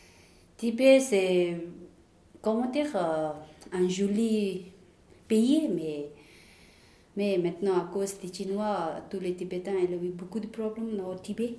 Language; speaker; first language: French; non-native, learner; Tibetan